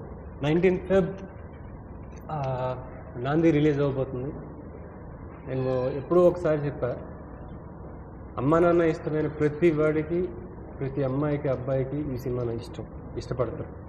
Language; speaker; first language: Telugu; native; Telugu